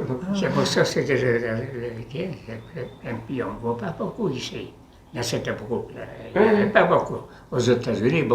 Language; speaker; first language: French; non-native, local second language; Basque